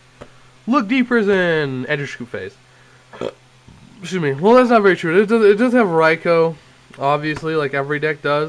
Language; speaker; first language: English; native; English